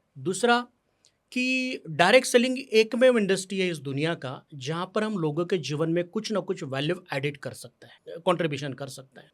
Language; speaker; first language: Hindi; non-native, local second language; Marathi